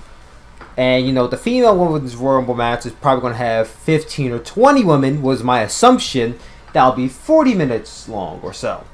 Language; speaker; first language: English; native; English